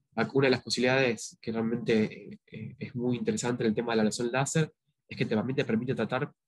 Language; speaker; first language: Spanish; native; Spanish